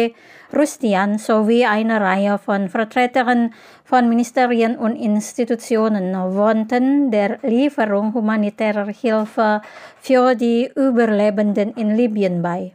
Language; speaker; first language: German; non-native, fluent; Indonesian